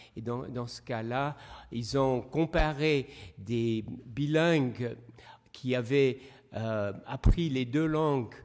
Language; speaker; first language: French; non-native, fluent; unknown